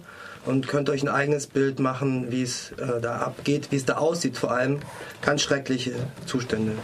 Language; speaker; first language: German; native; German